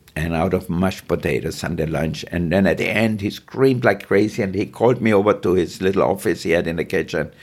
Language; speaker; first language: English; non-native, fluent; German